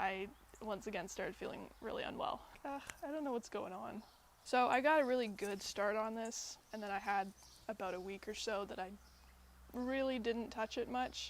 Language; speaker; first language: English; native; English